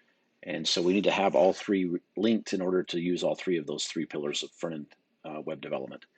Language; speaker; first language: English; native; English